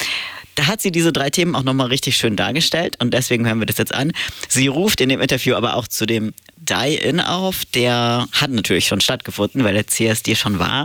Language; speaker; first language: German; native; German